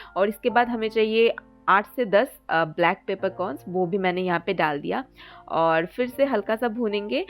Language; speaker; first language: Hindi; non-native, local second language; Bangla